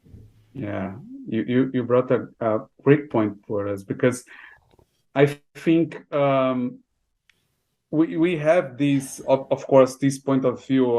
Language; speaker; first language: English; non-native, fluent; Portuguese